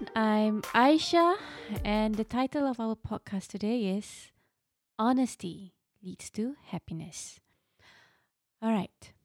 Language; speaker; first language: English; non-native, local second language; Malay